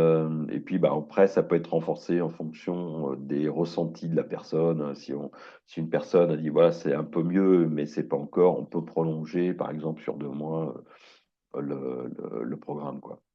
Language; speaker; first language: French; native; French